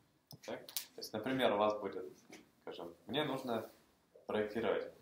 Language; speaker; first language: Russian; native; Russian